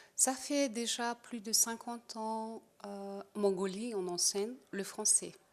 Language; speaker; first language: French; non-native, fluent; Mongolian